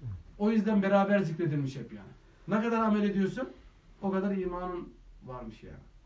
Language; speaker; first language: Turkish; native; Turkish